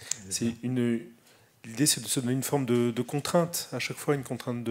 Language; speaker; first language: French; native; French